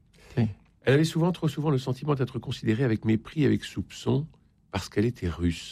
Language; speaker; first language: French; native; French